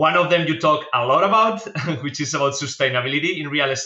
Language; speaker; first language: English; non-native, fluent; Spanish